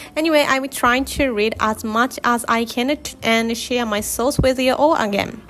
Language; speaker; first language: English; non-native, fluent; Japanese